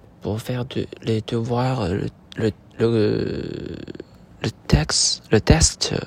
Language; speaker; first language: French; non-native, learner; Chinese